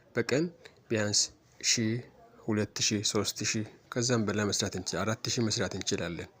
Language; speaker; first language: Amharic; native; Amharic